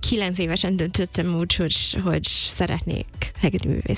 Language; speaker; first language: Hungarian; non-native, fluent; English